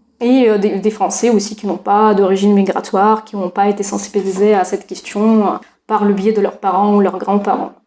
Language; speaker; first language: French; non-native, fluent; Russian